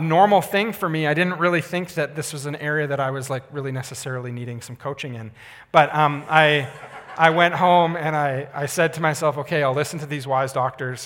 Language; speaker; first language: English; native; English